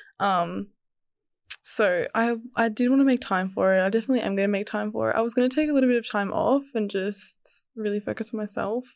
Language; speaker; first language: English; early bilingual, other home language; Serbian